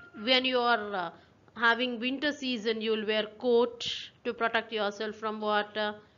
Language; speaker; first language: English; non-native, local second language; Telugu